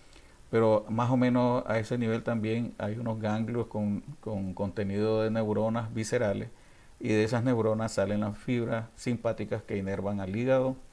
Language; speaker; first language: Spanish; native; Spanish